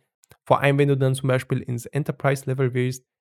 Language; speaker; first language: German; native; German